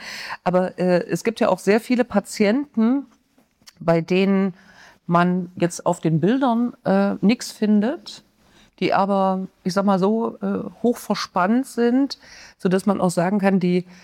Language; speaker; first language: German; native; German